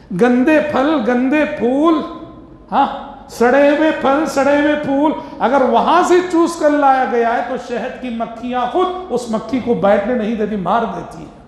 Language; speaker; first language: Urdu; native; Urdu